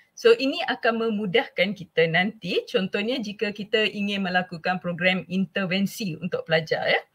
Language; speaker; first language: Malay; non-native, local second language; Tamil